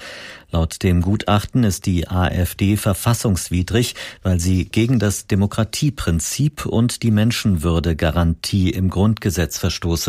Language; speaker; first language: German; native; German